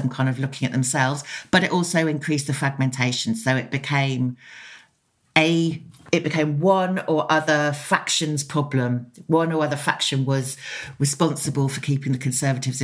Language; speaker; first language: English; native; English